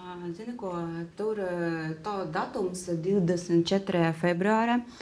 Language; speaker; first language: Latvian; non-native, learner; Russian